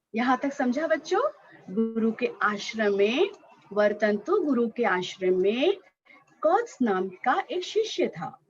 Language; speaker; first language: Hindi; non-native, local second language; Marathi